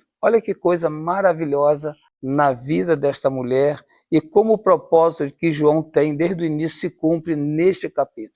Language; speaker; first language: Portuguese; native; Portuguese